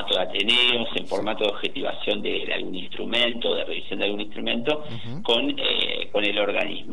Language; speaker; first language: Spanish; native; Spanish